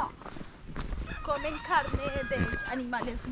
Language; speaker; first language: Spanish; native; Spanish